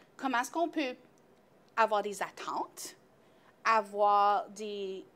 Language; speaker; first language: French; native; French